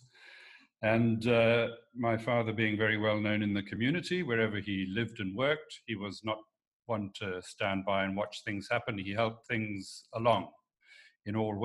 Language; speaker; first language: English; native; English